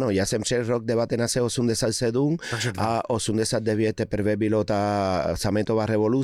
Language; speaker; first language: Czech; non-native, fluent; Spanish